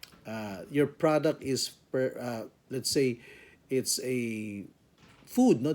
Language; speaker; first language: English; non-native, local second language; Filipino